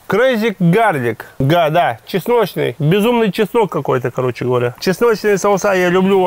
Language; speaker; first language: Russian; native; Russian